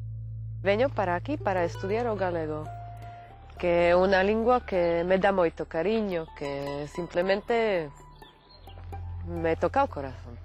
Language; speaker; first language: Galician; non-native, fluent; Slovak